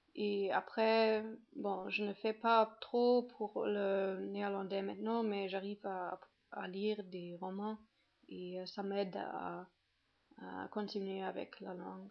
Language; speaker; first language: French; non-native, fluent; German